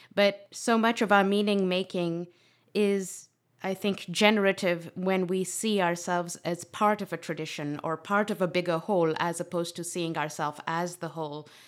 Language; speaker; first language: English; non-native, local second language; Urdu